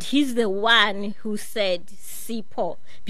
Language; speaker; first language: English; non-native, fluent; Xhosa